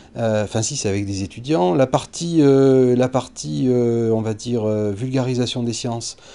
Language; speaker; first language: French; native; French